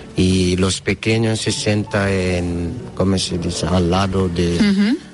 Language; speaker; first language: Spanish; non-native, learner; Fula